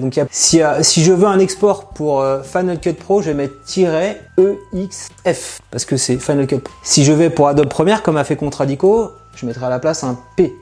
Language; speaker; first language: French; native; French